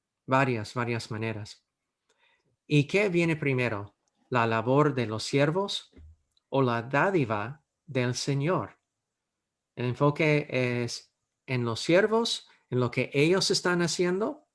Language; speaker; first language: Spanish; non-native, fluent; English